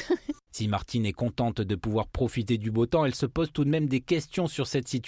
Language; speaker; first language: French; native; French